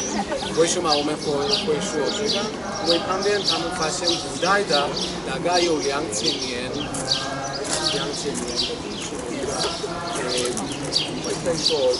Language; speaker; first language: Chinese; non-native, fluent; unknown